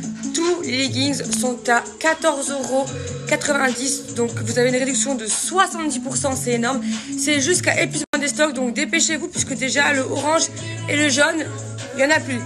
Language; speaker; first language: French; native; French